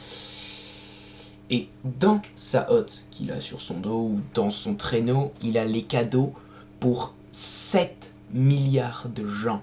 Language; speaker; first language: French; native; French